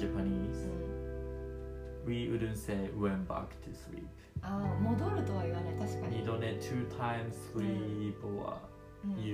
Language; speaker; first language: English; non-native, learner; Japanese